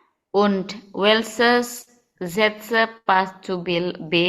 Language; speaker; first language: German; non-native, learner; Indonesian